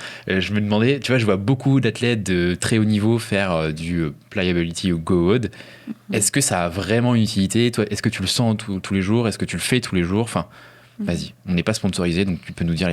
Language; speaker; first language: French; native; French